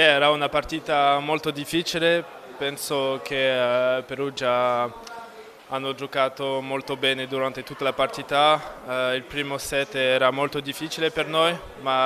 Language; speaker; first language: Italian; non-native, fluent; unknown